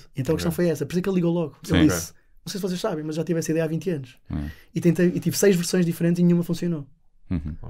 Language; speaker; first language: Portuguese; native; Portuguese